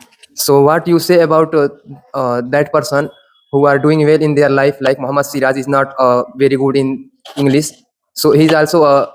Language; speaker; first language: English; non-native, learner; Hindi